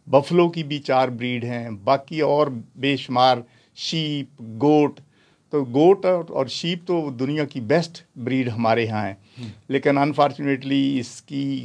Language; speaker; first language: Urdu; non-native, local second language; Punjabi